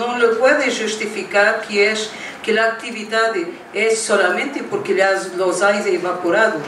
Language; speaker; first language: Spanish; non-native, learner; Portuguese